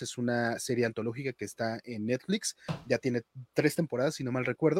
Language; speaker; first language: Spanish; native; Spanish